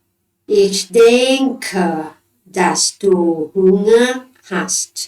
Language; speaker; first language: German; non-native, learner; Thai